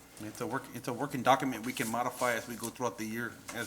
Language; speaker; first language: English; native; English